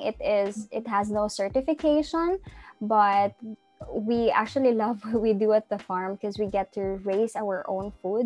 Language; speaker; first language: English; non-native, local second language; Cebuano